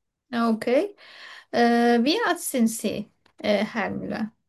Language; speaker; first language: German; non-native, learner; Turkish